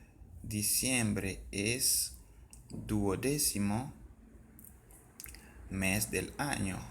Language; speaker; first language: Spanish; non-native, fluent; Haitian Creole